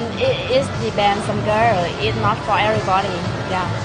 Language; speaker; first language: English; non-native, learner; Vietnamese